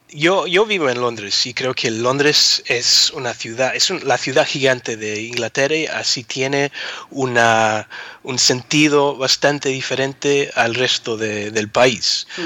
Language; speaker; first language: Spanish; early bilingual, heritage; Spanish